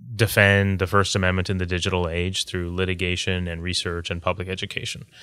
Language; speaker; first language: English; native; English